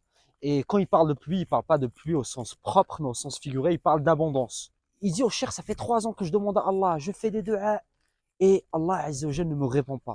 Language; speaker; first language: French; native; French